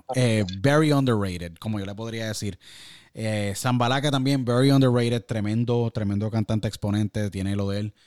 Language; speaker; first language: Spanish; native; Spanish